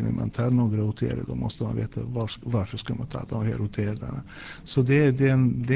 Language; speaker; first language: Swedish; non-native, fluent; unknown